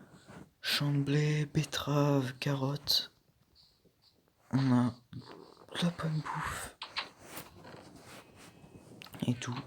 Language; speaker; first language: French; native; French